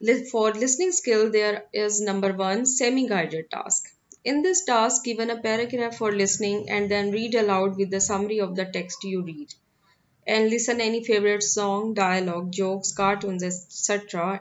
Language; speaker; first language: English; non-native, local second language; Urdu